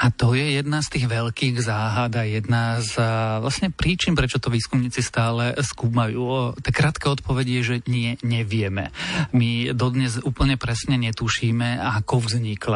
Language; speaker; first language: Slovak; native; Slovak